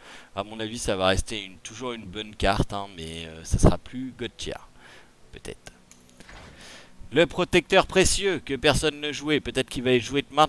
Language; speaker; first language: French; native; French